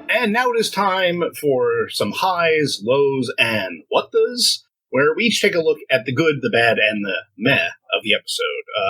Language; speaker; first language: English; native; English